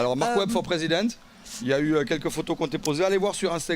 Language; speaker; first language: French; native; French